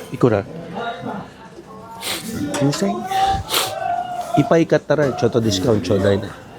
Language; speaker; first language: Japanese; non-native, learner; Filipino